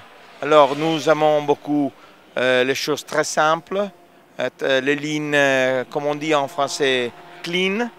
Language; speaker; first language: French; non-native, fluent; Italian